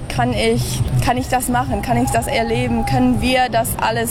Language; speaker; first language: German; early bilingual, heritage; German